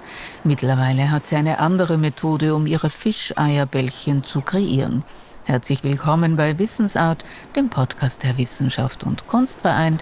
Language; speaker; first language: German; native; German